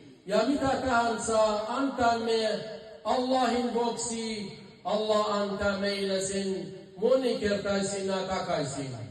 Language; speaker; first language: Finnish; non-native, fluent; Arabic